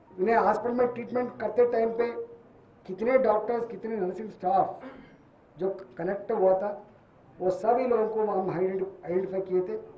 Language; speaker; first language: Hindi; non-native, local second language; Telugu